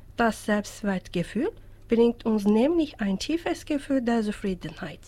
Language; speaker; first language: German; non-native, fluent; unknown